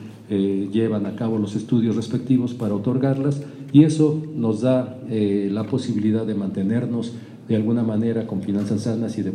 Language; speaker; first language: Spanish; native; Spanish